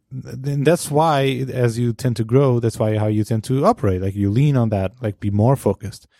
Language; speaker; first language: English; non-native, fluent; Portuguese